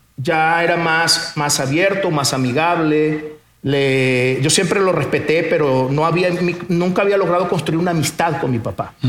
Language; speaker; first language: Spanish; early bilingual, other home language; Portuguese